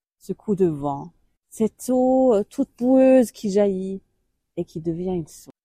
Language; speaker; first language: French; non-native, fluent; German